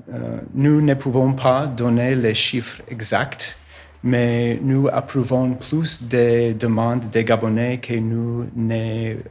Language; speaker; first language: French; non-native, learner; English